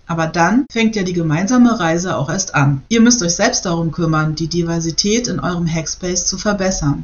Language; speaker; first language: German; native; German